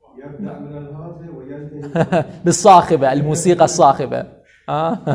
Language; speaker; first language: Arabic; non-native, fluent; Persian